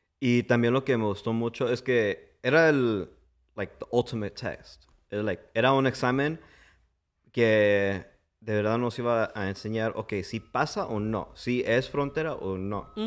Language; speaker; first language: Spanish; early bilingual, heritage; English